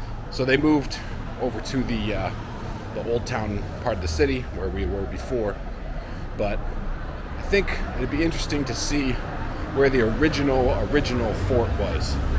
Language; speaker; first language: English; native; English